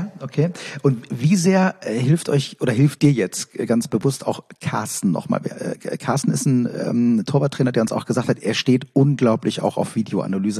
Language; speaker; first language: German; native; German